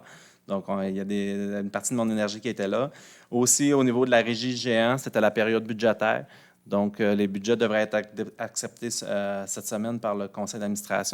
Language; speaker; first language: French; native; French